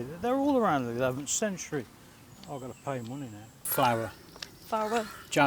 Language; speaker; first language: English; native; English